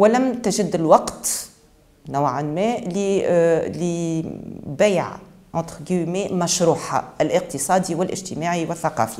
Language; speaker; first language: Arabic; native; Arabic